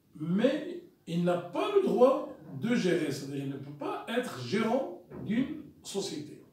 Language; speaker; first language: French; non-native, local second language; Arabic